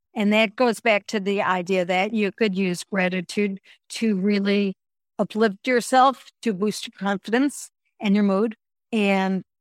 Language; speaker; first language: English; native; English